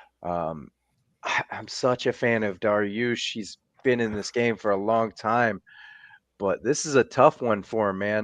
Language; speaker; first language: English; native; English